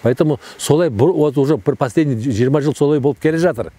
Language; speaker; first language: Russian; non-native, local second language; Kazakh